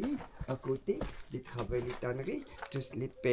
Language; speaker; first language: French; non-native, learner; Arabic